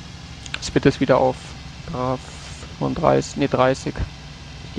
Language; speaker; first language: German; native; German